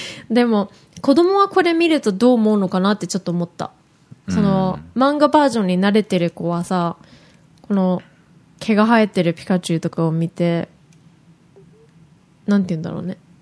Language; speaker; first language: Japanese; native; Japanese